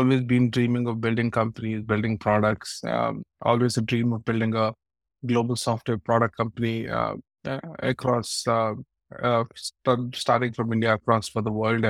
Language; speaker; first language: English; non-native, local second language; Telugu